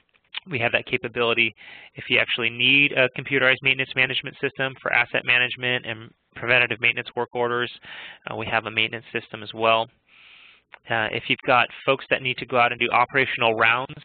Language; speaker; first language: English; native; English